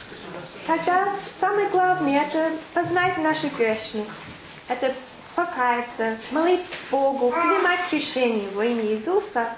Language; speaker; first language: Russian; non-native, fluent; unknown